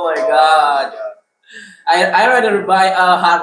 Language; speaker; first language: English; non-native, learner; Indonesian